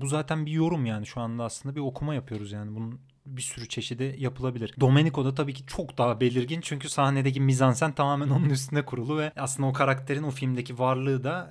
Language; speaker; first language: Turkish; native; Turkish